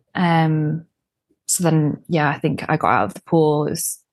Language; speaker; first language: English; native; English